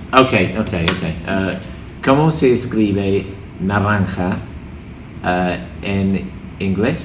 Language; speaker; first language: Spanish; non-native, learner; English